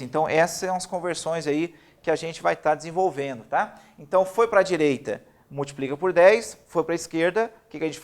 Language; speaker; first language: Portuguese; native; Portuguese